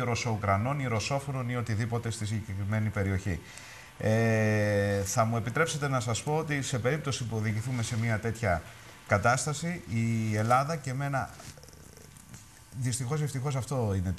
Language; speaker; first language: Greek; native; Greek